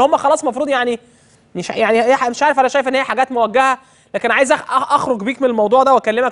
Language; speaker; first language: Arabic; native; Arabic